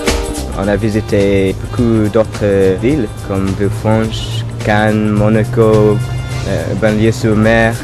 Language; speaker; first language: French; non-native, fluent; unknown